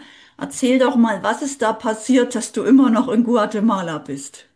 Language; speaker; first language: German; native; German